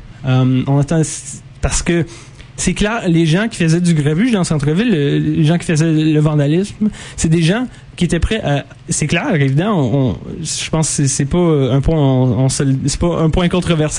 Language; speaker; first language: French; native; French